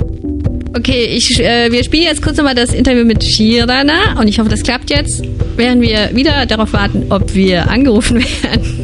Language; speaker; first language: German; native; German